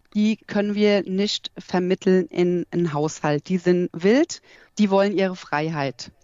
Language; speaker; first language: German; native; German